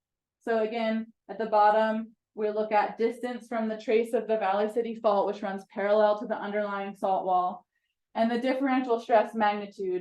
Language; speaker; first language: English; native; English